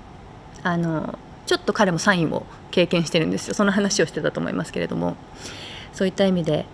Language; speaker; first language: Japanese; native; Japanese